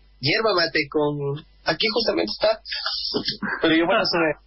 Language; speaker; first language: Spanish; native; Spanish